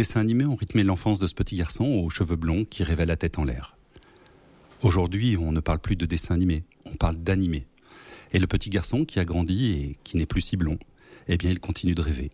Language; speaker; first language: French; native; French